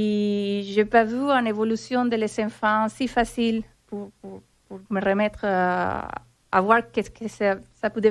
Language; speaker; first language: French; non-native, fluent; Spanish